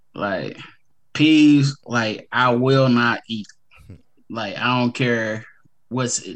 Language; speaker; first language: English; native; English